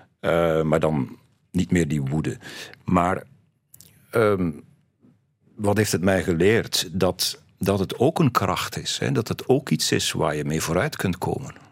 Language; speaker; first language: Dutch; native; Dutch